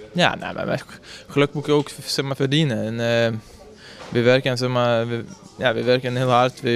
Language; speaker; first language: Dutch; non-native, fluent; Swedish